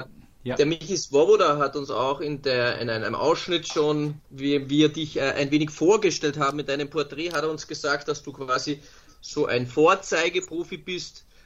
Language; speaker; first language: German; native; German